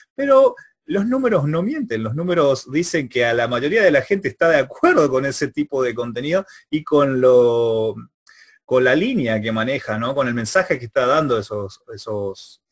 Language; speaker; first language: Spanish; native; Spanish